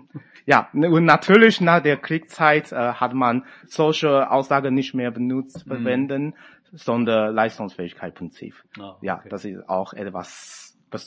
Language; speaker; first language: German; non-native, fluent; Chinese